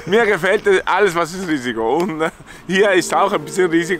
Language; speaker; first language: German; non-native, learner; Italian